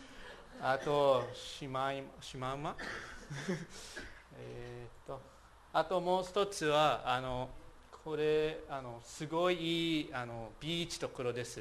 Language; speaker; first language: Japanese; non-native, fluent; English